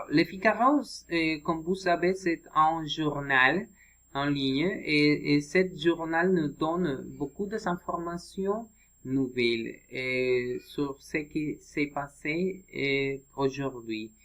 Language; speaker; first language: French; non-native, learner; Spanish